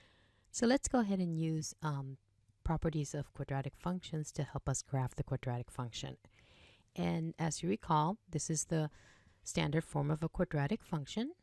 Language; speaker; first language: English; native; English